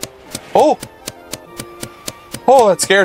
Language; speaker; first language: English; native; English